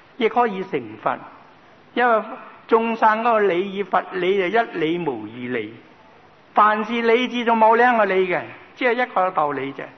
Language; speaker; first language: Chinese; native; Chinese